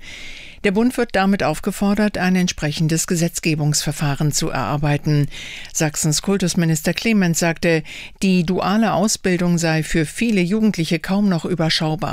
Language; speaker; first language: German; native; German